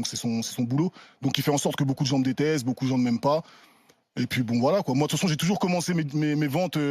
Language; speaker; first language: French; native; French